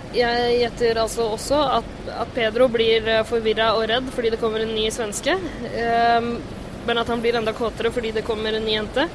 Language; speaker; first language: Norwegian; native; Norwegian